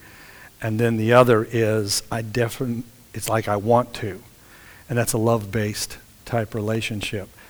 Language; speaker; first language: English; native; English